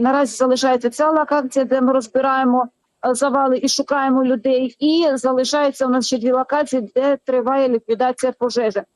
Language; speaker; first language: Ukrainian; native; Ukrainian